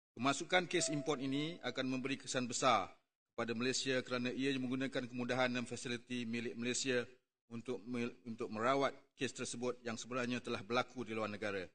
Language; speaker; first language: Malay; native; Malay